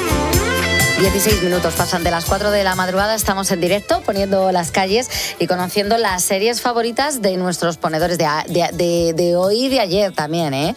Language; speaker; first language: Spanish; native; Spanish